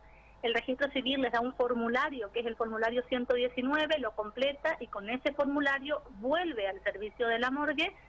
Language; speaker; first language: Spanish; native; Spanish